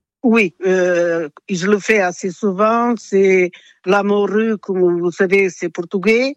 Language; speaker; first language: French; non-native, fluent; Portuguese